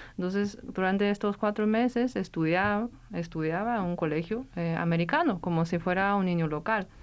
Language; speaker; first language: Spanish; non-native, fluent; Chinese